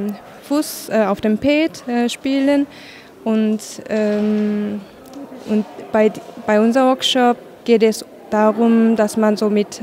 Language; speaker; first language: German; non-native, fluent; Korean